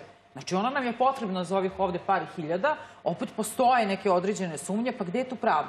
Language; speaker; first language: Serbian; native; Serbian